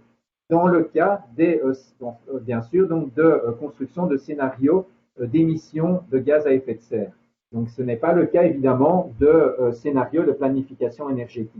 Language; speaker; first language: French; native; French